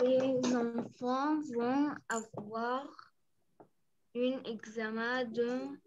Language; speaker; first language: French; non-native, learner; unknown